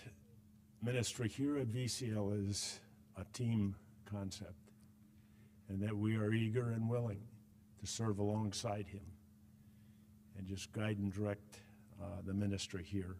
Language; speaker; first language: English; native; English